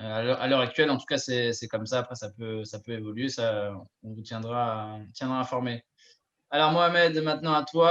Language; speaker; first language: French; native; French